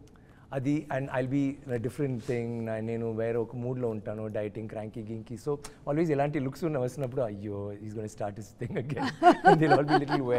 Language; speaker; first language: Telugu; non-native, learner; Tamil